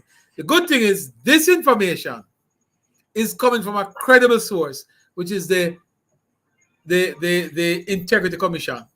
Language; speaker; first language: English; native; English